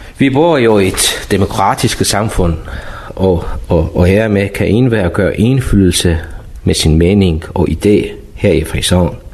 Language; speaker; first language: Danish; non-native, fluent; Persian